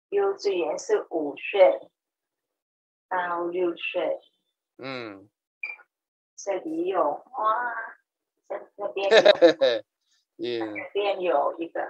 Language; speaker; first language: Chinese; non-native, learner; Vietnamese